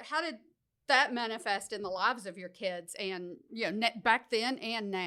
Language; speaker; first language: English; native; English